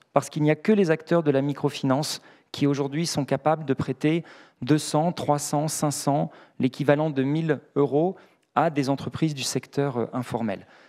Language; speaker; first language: French; native; French